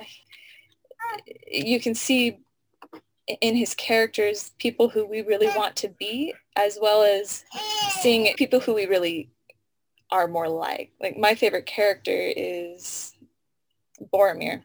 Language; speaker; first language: English; native; English